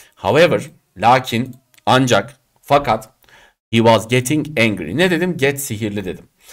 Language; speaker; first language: English; non-native, fluent; Turkish